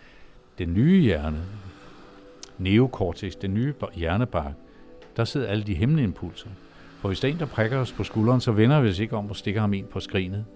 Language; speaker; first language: Danish; native; Danish